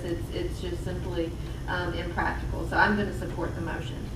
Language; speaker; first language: English; native; English